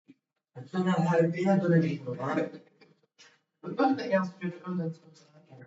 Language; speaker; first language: Turkish; non-native, learner; Azerbaijani